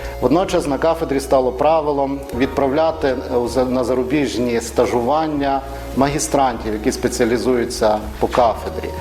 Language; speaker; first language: Ukrainian; native; Ukrainian